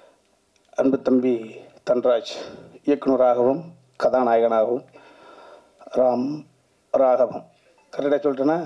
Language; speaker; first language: Tamil; native; Tamil